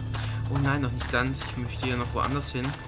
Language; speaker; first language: German; native; German